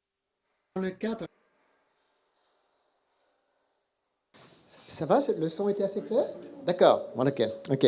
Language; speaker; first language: French; native; French